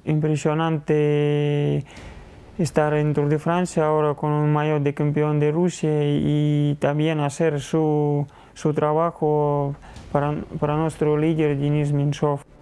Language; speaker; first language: Spanish; non-native, learner; Russian